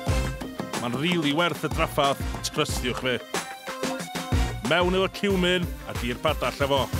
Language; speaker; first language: Welsh; native; Welsh